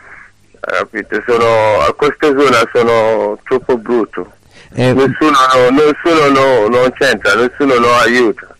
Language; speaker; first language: Italian; non-native, learner; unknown